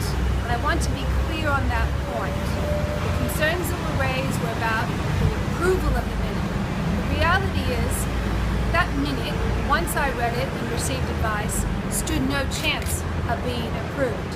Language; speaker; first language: English; native; English